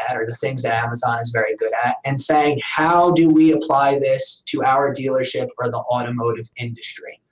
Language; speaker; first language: English; native; English